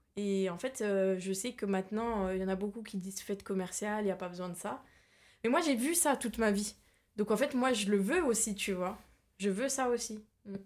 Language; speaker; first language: French; native; French